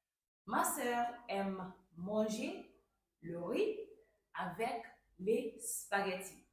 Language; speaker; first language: French; non-native, fluent; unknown